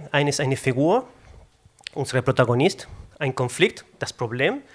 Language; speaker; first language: German; non-native, fluent; Spanish